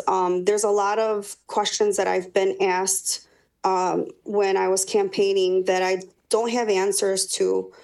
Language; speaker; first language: English; native; English